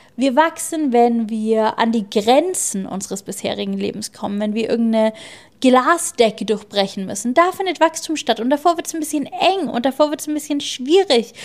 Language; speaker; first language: German; native; German